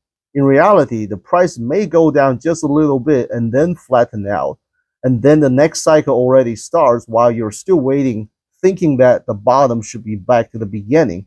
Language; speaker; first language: English; non-native, fluent; Chinese